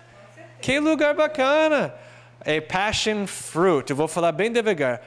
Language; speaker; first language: Portuguese; non-native, fluent; English